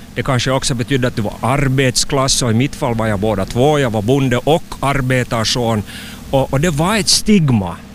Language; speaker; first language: Swedish; native; Swedish